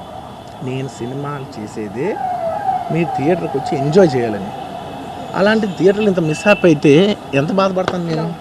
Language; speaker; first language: Telugu; native; Telugu